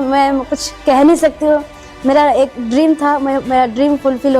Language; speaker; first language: Hindi; non-native, local second language; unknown